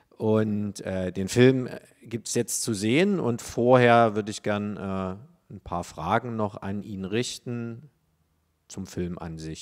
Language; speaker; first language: German; native; German